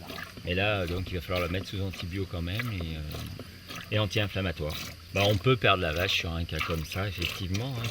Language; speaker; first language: French; native; French